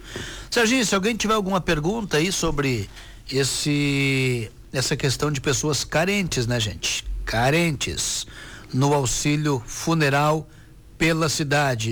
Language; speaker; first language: Portuguese; native; Portuguese